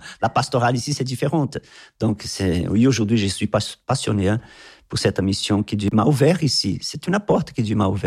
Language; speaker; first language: French; non-native, fluent; Portuguese